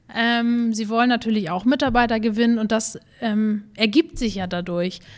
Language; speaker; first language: German; native; German